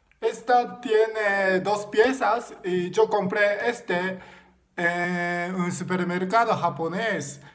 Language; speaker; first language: Spanish; non-native, learner; Japanese